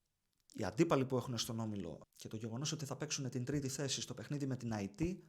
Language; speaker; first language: Greek; native; Greek